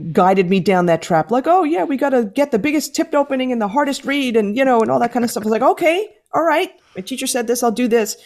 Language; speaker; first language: English; native; English